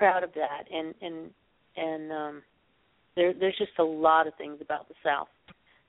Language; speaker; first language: English; native; English